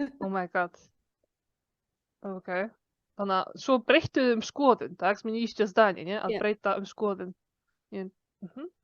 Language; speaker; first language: Icelandic; non-native, fluent; Polish